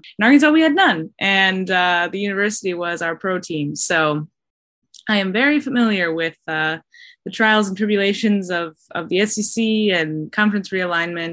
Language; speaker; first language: English; native; English